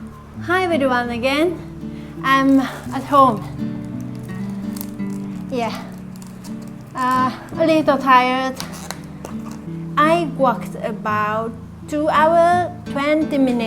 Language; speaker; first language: English; non-native, learner; Vietnamese